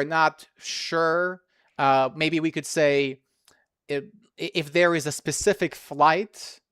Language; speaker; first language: English; non-native, fluent; Serbian